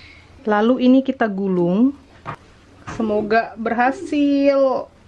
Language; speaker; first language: Indonesian; native; Indonesian